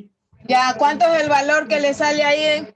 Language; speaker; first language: Spanish; native; Spanish